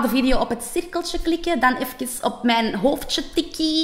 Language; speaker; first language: Dutch; native; Dutch